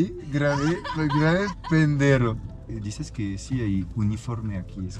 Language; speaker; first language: Spanish; non-native, learner; French